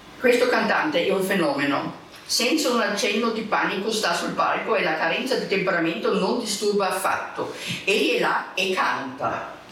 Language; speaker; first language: Italian; non-native, fluent; German